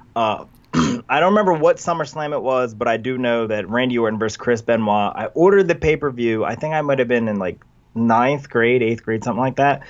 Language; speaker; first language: English; native; English